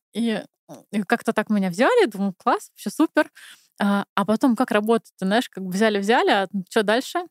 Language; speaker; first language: Russian; native; Russian